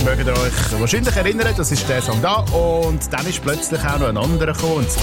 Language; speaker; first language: German; native; German